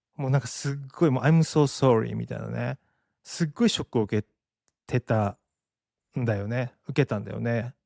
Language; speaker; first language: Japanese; native; Japanese